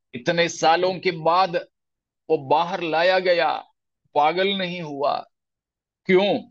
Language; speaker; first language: Hindi; non-native, local second language; Malayalam